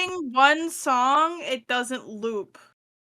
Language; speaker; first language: English; native; English